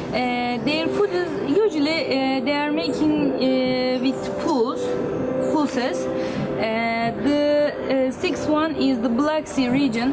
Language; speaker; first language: English; non-native, learner; Turkish